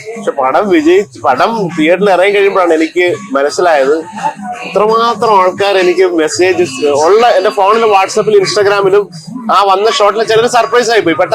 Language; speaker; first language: Malayalam; native; Malayalam